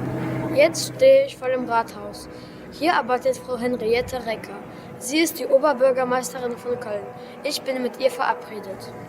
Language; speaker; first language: German; early bilingual, other home language; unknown